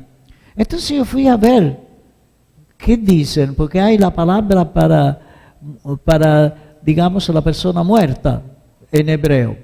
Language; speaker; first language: Spanish; non-native, fluent; Italian